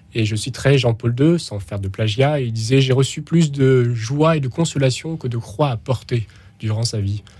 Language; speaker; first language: French; native; French